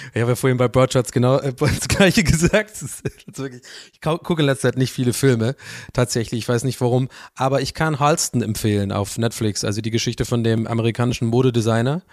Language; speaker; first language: German; non-native, fluent; English